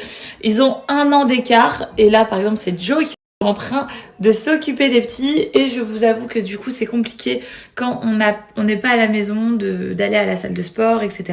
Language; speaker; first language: French; native; French